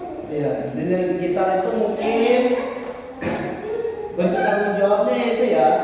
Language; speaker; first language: Indonesian; native; Indonesian